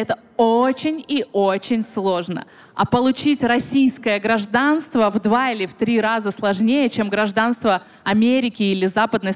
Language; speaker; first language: Russian; native; Russian